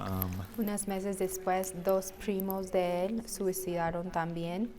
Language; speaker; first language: Spanish; non-native, fluent; English